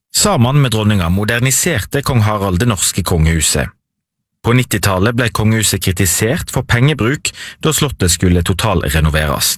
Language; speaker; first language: Norwegian; native; Norwegian